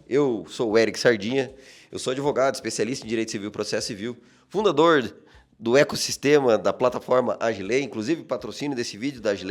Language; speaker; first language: Portuguese; native; Portuguese